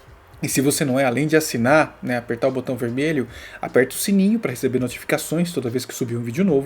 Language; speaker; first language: Portuguese; native; Portuguese